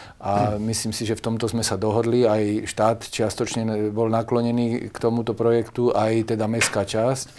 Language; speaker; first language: Slovak; native; Slovak